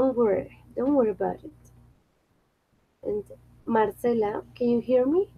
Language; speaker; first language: English; non-native, fluent; Spanish